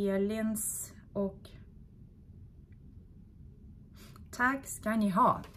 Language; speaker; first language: Swedish; non-native, fluent; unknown